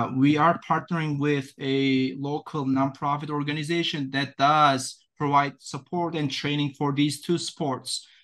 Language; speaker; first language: English; non-native, fluent; Turkish